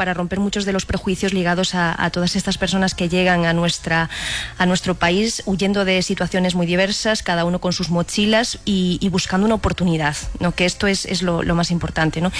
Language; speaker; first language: Spanish; native; Spanish